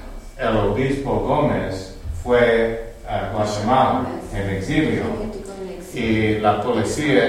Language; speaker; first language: Spanish; non-native, learner; English